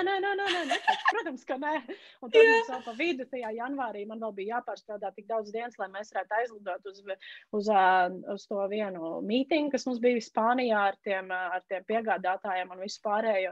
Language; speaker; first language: Latvian; native; Latvian